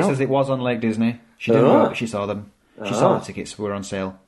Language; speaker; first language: English; native; English